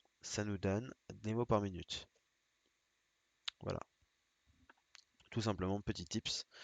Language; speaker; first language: French; native; French